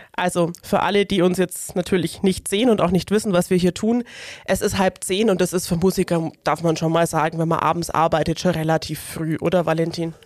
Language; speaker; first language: German; native; German